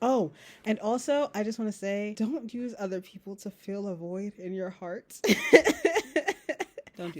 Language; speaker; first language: English; native; English